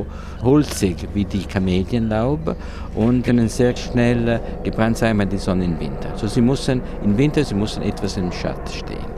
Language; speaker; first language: German; non-native, learner; Italian